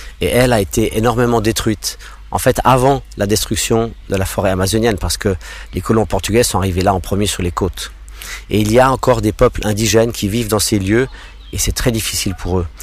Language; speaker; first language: French; non-native, local second language; English